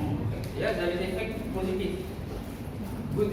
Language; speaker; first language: Indonesian; non-native, learner; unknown